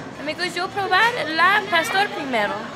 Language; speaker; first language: Spanish; non-native, learner; English